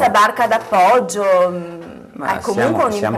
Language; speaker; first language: Italian; native; Italian